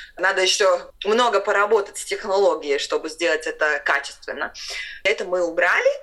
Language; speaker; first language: Russian; non-native, local second language; Latvian